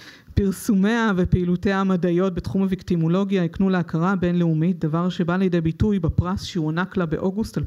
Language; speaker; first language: Hebrew; native; Hebrew